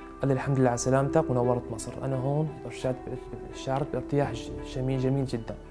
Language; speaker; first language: Arabic; native; Arabic